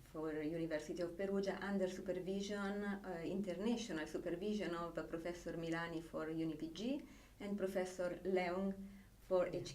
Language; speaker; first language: English; non-native, fluent; Italian